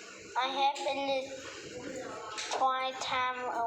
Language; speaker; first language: English; non-native, learner; Vietnamese